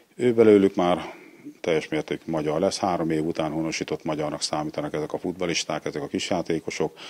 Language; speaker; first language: Hungarian; native; Hungarian